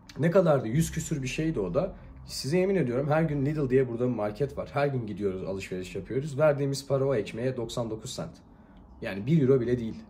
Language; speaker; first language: Turkish; native; Turkish